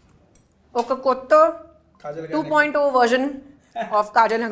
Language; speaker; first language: Telugu; non-native, learner; Hindi